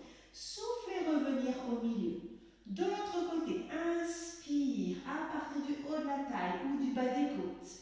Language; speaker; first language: French; native; French